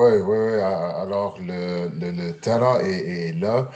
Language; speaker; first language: French; early bilingual, heritage; English